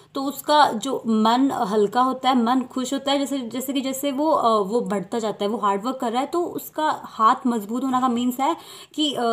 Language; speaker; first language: Hindi; native; Hindi